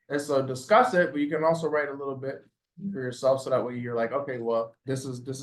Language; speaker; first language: English; native; English